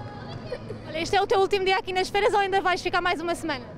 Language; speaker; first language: Portuguese; native; Portuguese